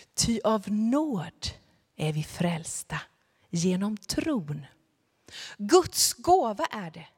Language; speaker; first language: Swedish; native; Swedish